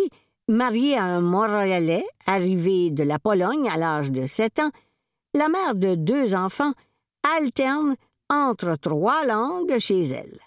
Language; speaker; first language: French; native; French